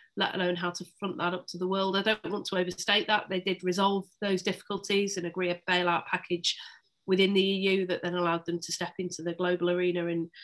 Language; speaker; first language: English; native; English